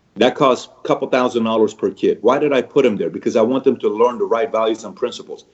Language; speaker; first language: English; early bilingual, other home language; Persian